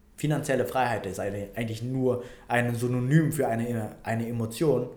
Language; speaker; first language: German; non-native, fluent; Vietnamese